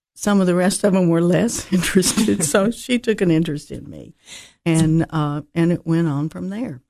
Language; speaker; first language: English; native; English